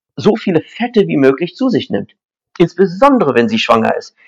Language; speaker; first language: German; non-native, fluent; English